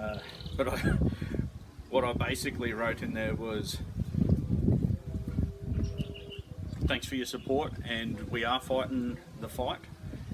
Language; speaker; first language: English; native; English